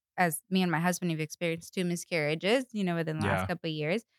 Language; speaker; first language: English; non-native, fluent; Spanish